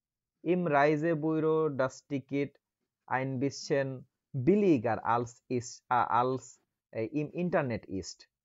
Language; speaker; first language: German; non-native, learner; Bangla